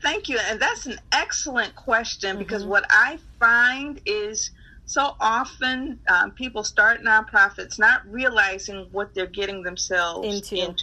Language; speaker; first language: English; native; English